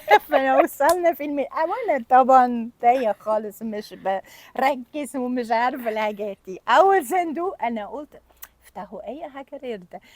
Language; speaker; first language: Egyptian Arabic; non-native, fluent; German